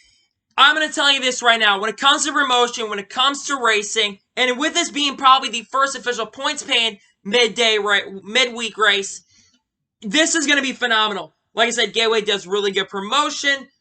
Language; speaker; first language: English; native; English